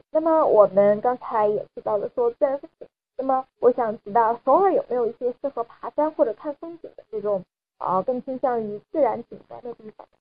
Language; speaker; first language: Chinese; native; Chinese